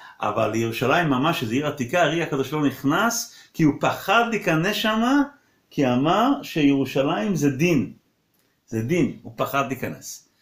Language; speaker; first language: Hebrew; non-native, local second language; Yiddish